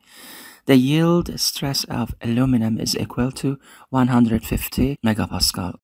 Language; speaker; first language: English; non-native, fluent; Persian